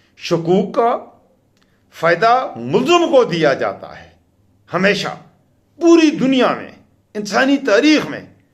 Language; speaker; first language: Urdu; non-native, local second language; Pashto